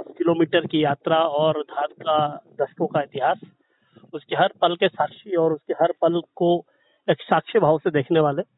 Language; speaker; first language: Hindi; native; Hindi